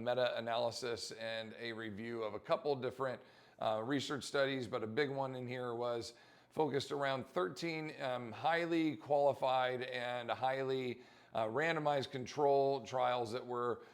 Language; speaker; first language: English; native; English